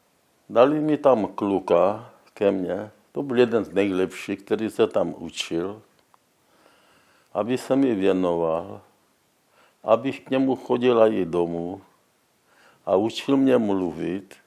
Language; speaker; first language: Czech; non-native, local second language; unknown